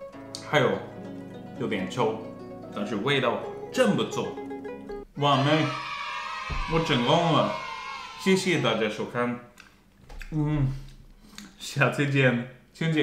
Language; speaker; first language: Chinese; non-native, fluent; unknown